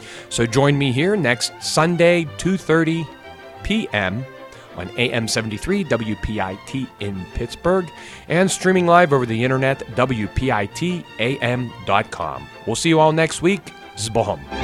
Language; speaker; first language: English; native; English